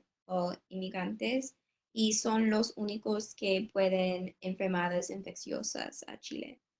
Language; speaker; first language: Spanish; non-native, learner; English